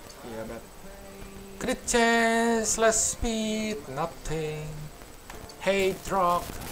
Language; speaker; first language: English; non-native, fluent; Indonesian